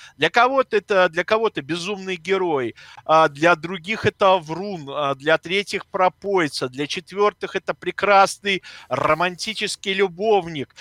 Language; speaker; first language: Russian; native; Russian